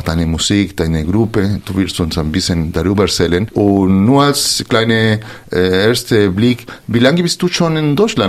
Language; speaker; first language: German; non-native, fluent; Spanish